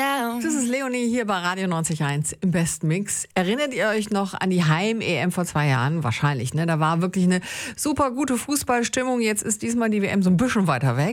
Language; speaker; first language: German; native; German